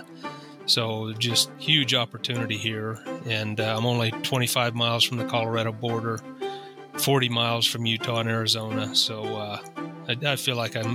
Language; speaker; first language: English; native; English